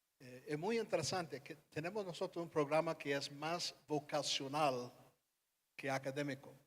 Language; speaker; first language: Spanish; non-native, fluent; English